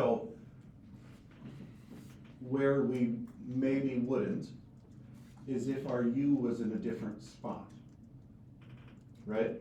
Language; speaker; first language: English; native; English